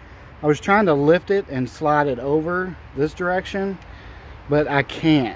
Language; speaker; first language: English; native; English